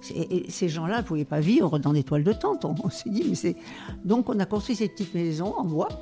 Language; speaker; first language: French; native; French